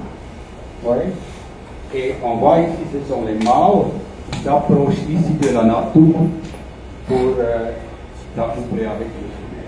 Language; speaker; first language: French; non-native, fluent; German